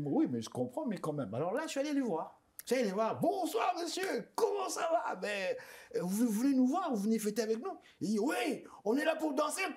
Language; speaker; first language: French; non-native, local second language; Lingala